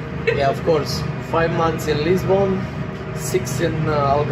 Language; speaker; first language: English; non-native, fluent; Romanian